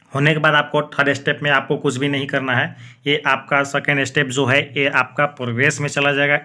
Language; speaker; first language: Hindi; native; Hindi